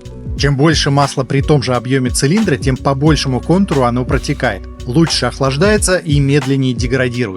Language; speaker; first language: Russian; native; Russian